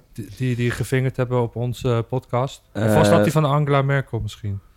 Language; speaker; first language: Dutch; native; Dutch